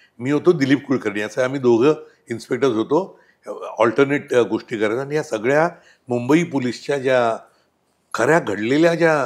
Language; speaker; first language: Marathi; native; Marathi